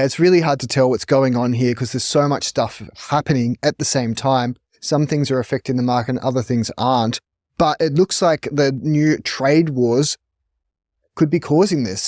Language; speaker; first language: English; native; English